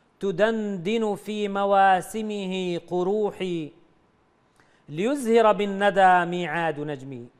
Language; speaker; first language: Arabic; native; Arabic